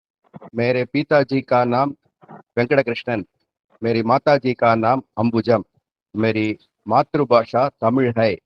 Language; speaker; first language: Hindi; non-native, learner; Tamil